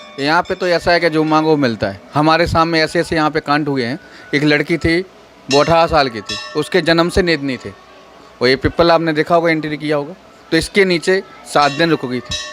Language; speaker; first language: Hindi; non-native, local second language; Punjabi